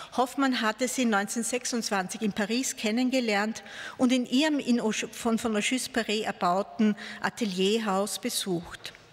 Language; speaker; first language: German; native; German